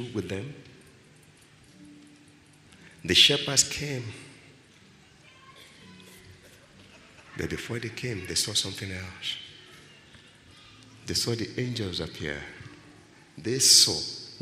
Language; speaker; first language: English; non-native, local second language; Yoruba